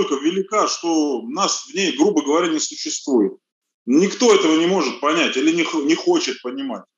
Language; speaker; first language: Russian; early bilingual, other home language; Armenian